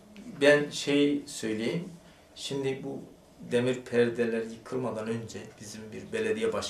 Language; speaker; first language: Turkish; native; Turkish